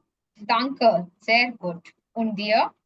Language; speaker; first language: German; non-native, learner; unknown